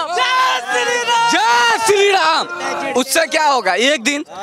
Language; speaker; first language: Hindi; native; Hindi